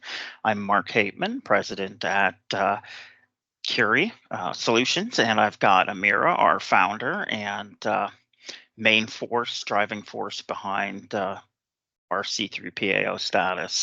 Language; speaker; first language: English; native; English